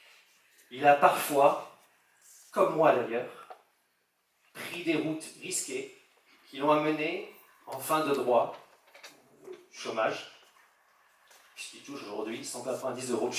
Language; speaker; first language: French; native; French